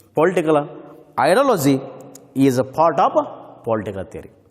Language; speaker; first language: English; non-native, local second language; Kannada